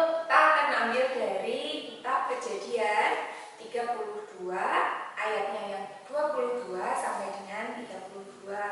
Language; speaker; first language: Indonesian; native; Indonesian